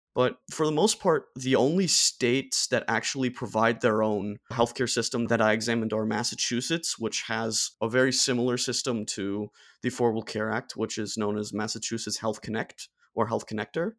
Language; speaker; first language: English; non-native, fluent; German